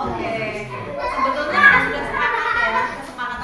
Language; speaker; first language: Indonesian; native; Indonesian